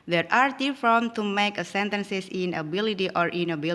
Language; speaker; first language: English; non-native, local second language; Indonesian